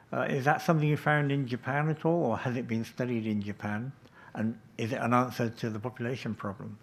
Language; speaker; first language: English; native; English